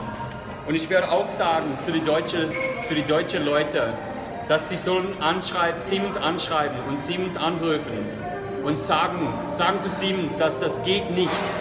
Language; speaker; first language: German; non-native, learner; English